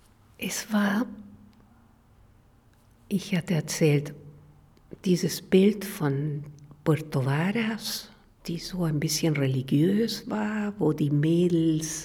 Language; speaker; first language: German; non-native, fluent; Spanish